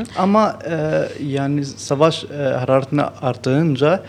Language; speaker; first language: Turkish; non-native, learner; Arabic